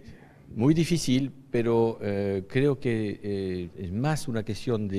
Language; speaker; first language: Spanish; non-native, fluent; French